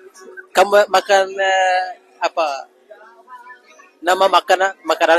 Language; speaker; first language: Indonesian; non-native, learner; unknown